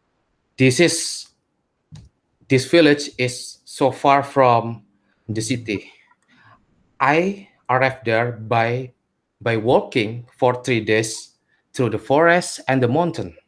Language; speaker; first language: English; non-native, learner; Indonesian